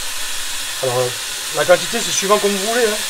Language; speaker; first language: French; native; French